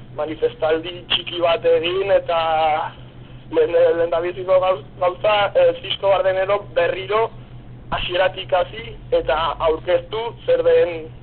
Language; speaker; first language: Basque; non-native, local second language; Spanish